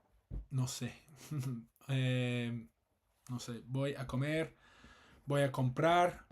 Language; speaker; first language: Spanish; non-native, fluent; English